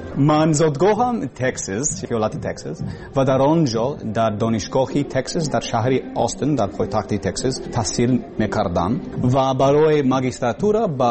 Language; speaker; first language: Persian; non-native, learner; English